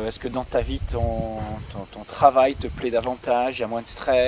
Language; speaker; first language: French; native; French